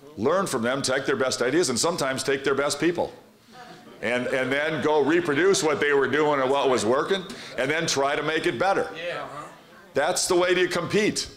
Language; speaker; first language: English; native; English